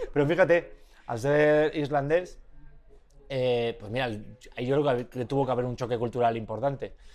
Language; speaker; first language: Spanish; native; Spanish